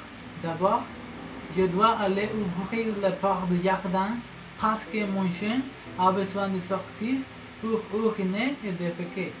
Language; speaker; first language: French; non-native, learner; Spanish